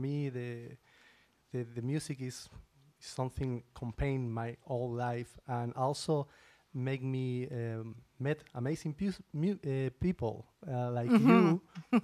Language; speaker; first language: English; non-native, fluent; Spanish